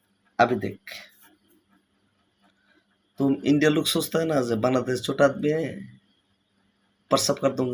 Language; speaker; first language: Hindi; non-native, learner; Bangla